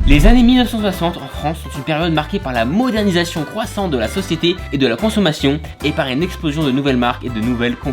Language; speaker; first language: French; native; French